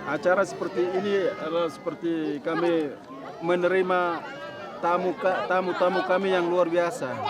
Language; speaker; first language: Indonesian; non-native, local second language; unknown